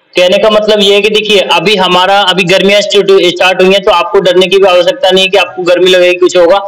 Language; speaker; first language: Hindi; native; Hindi